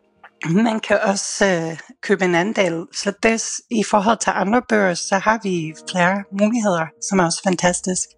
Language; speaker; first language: Danish; non-native, fluent; English